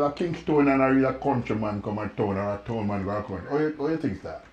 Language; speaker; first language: English; native; English